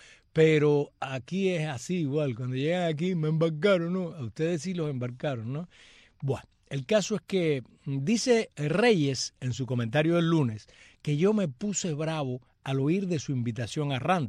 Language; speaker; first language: Spanish; native; Spanish